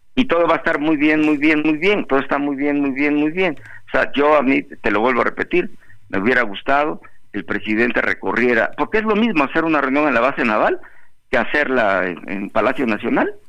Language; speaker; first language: Spanish; native; Spanish